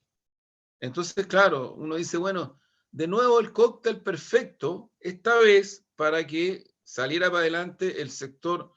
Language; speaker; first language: Spanish; native; Spanish